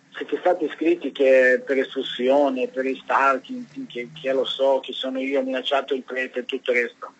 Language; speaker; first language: Italian; non-native, learner; Serbian